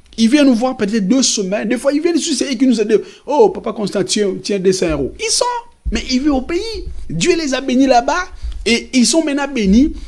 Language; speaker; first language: French; non-native, local second language; Lingala